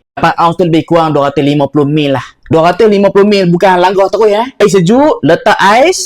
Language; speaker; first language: Malay; native; Malay